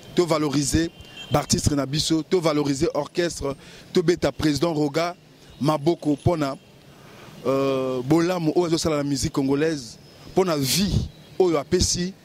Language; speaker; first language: Lingala; native; Lingala